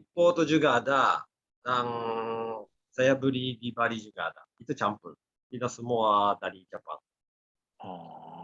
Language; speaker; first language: Indonesian; non-native, learner; Japanese